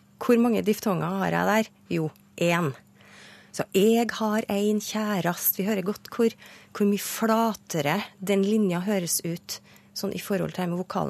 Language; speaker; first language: Norwegian; native; Norwegian